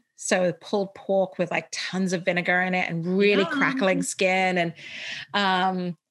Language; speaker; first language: English; early bilingual, heritage; Arabic